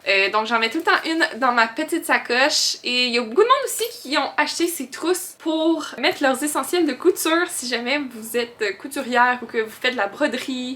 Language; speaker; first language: French; native; French